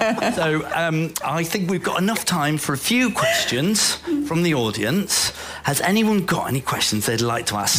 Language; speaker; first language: English; native; English